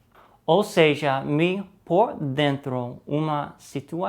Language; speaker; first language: Portuguese; non-native, fluent; English